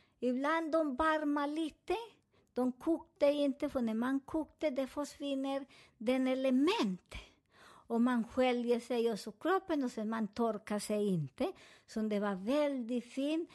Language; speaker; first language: Swedish; non-native, learner; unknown